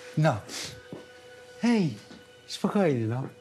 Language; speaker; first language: Polish; non-native, learner; Dutch